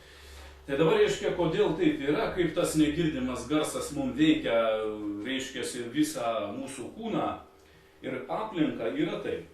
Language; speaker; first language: Lithuanian; native; Lithuanian